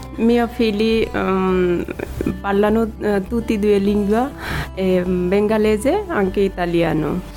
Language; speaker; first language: Italian; non-native, learner; Bangla